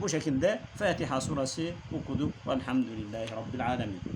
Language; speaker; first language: Turkish; non-native, learner; Arabic